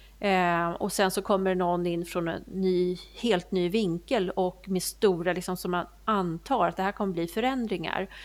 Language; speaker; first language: Swedish; native; Swedish